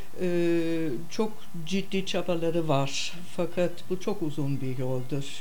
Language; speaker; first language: Turkish; non-native, fluent; German